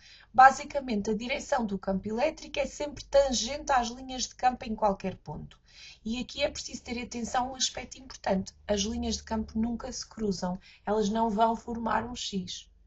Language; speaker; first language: Portuguese; native; Portuguese